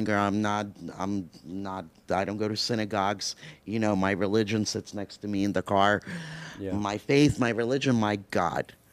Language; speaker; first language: English; early bilingual, other home language; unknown